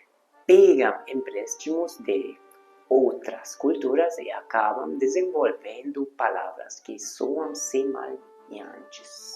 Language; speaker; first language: Portuguese; non-native, fluent; Hungarian